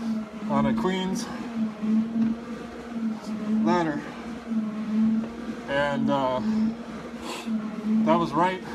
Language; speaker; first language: English; native; English